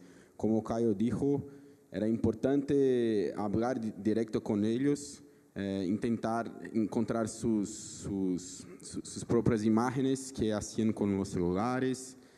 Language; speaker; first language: Spanish; non-native, fluent; Portuguese